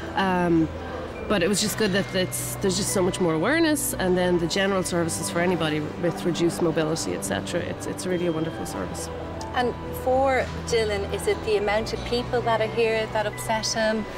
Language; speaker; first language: English; native; English